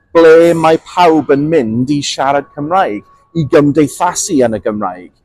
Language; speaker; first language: Welsh; non-native, local second language; English